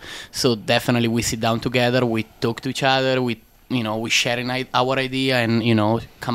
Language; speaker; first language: English; non-native, learner; Italian